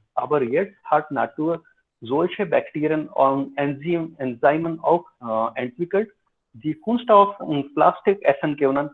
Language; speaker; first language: German; non-native, fluent; Hindi